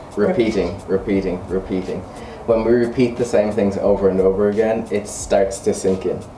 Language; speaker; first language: English; native; English